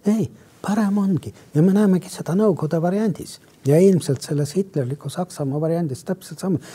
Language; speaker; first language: Estonian; non-native, local second language; Russian